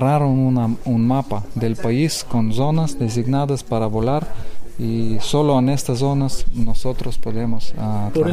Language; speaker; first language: Spanish; non-native, learner; Lithuanian